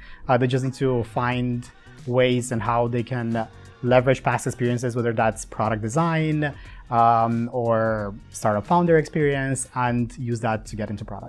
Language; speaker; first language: English; non-native, fluent; Romanian